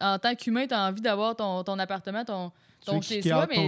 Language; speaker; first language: French; native; French